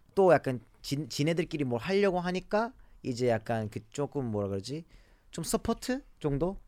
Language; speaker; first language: Korean; early bilingual, other home language; English